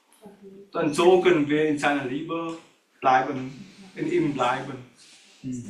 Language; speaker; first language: German; non-native, learner; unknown